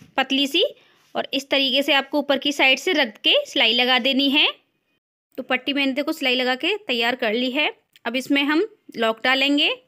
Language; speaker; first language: Hindi; native; Hindi